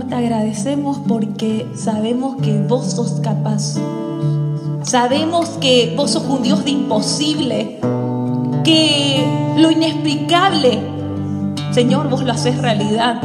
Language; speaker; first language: Spanish; native; Spanish